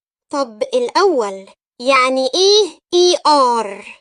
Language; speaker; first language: Arabic; native; Arabic